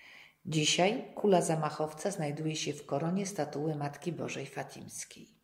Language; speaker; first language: Polish; native; Polish